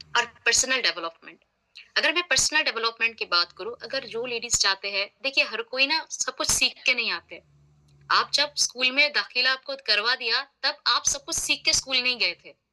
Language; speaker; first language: Hindi; non-native, local second language; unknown